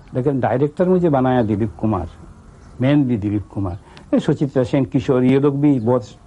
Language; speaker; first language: Hindi; non-native, local second language; Bangla